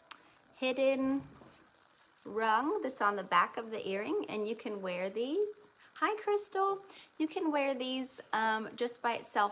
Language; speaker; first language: English; native; English